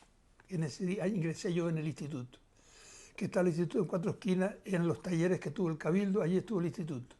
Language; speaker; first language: Spanish; native; Spanish